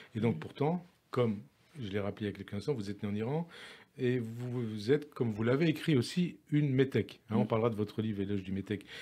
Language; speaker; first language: French; native; French